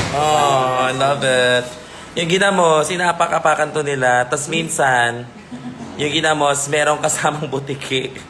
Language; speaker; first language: Filipino; non-native, local second language; Cebuano